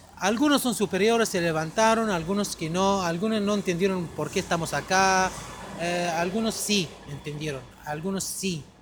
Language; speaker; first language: Spanish; non-native, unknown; Arabic